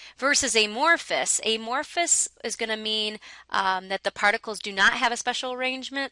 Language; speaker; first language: English; native; English